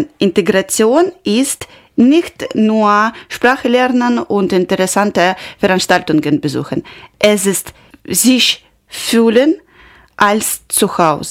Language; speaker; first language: German; non-native, learner; Ukrainian